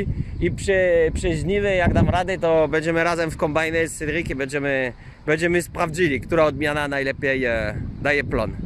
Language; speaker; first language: Polish; non-native, fluent; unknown